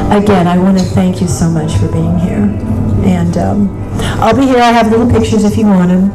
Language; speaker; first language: English; native; English